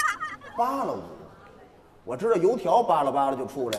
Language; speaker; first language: Chinese; native; Chinese